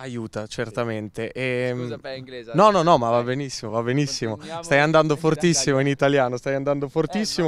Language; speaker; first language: Italian; native; Italian